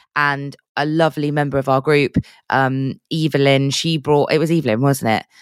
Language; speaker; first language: English; native; English